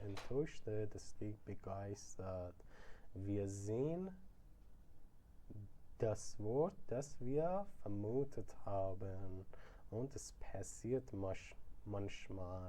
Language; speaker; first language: German; non-native, fluent; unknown